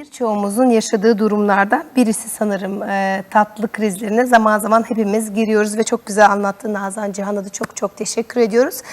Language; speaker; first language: Turkish; non-native, local second language; Azerbaijani